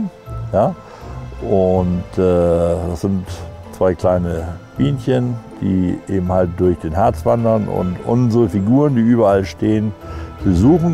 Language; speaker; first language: German; native; German